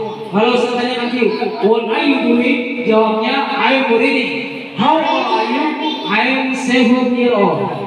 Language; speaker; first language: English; non-native, learner; Indonesian